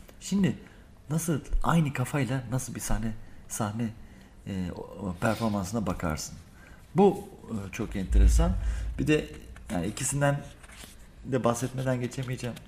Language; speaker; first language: Turkish; native; Turkish